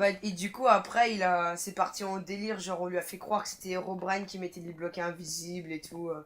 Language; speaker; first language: French; native; French